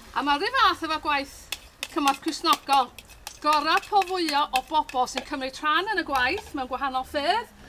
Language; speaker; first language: Welsh; native; Welsh